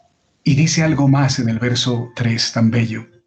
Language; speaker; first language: Spanish; native; Spanish